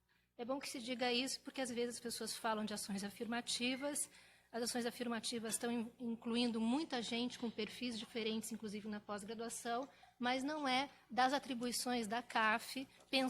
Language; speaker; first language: Portuguese; native; Portuguese